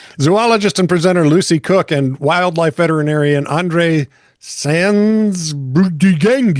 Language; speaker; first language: English; native; English